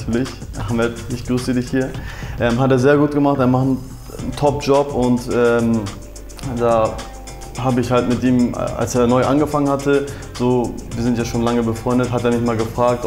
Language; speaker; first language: German; early bilingual, other home language; Turkish